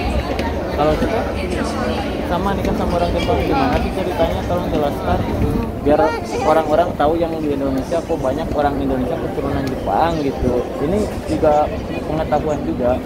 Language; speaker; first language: Indonesian; non-native, local second language; Sundanese